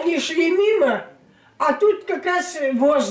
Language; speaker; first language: Russian; native; Russian